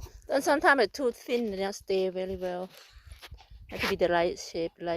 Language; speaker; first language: English; non-native, learner; Thai